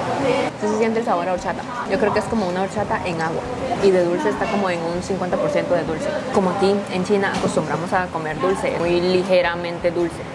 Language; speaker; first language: Spanish; native; Spanish